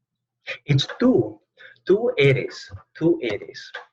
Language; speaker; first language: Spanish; non-native, fluent; English